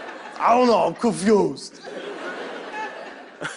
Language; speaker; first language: English; native; English